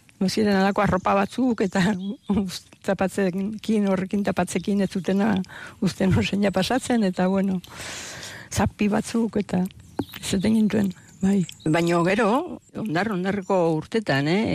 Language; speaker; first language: Basque; native; Basque